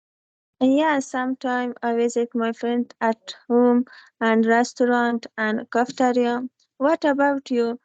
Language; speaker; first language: English; non-native, learner; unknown